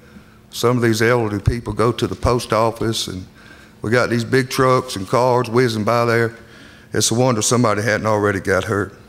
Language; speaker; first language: English; native; English